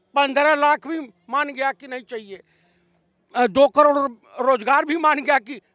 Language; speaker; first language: Hindi; native; Hindi